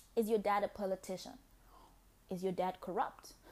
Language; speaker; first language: English; non-native, local second language; Shona